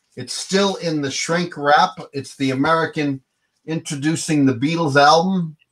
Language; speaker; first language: English; native; English